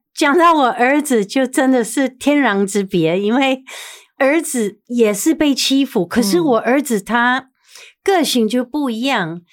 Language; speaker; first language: Chinese; non-native, fluent; English